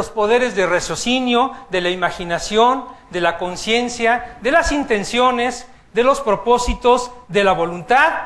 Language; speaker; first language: Spanish; native; Spanish